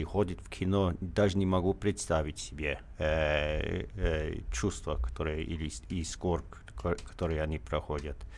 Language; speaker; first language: Russian; non-native, fluent; English